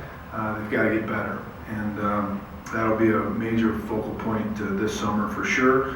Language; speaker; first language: English; native; English